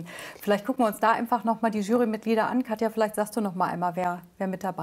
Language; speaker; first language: German; native; German